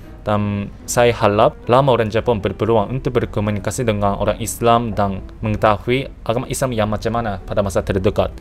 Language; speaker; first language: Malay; non-native, fluent; Japanese